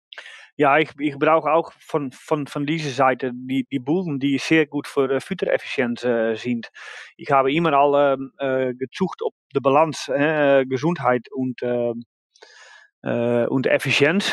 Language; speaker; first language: German; non-native, learner; Dutch